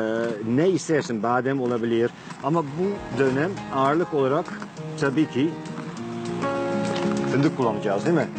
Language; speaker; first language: Turkish; non-native, learner; Dutch